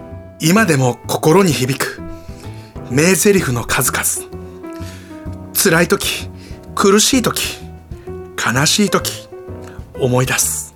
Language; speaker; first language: Japanese; native; Japanese